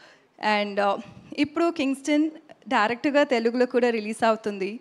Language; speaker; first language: Telugu; non-native, learner; Tamil